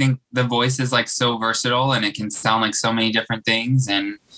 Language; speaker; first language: English; native; English